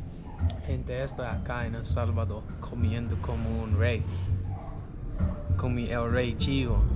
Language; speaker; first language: Spanish; non-native, learner; English